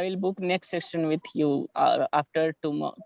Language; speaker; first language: English; non-native, learner; Hindi